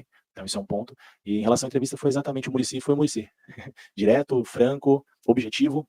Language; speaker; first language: Portuguese; native; Portuguese